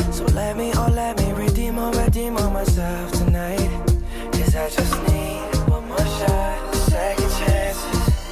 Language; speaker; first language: English; non-native, local second language; Bangla